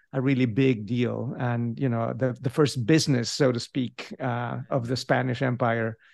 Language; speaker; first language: English; non-native, fluent; Spanish